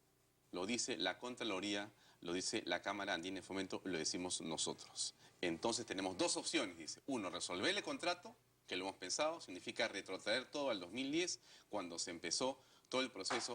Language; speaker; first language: Spanish; native; Spanish